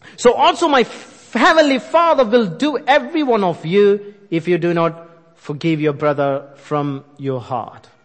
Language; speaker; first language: English; non-native, local second language; Malayalam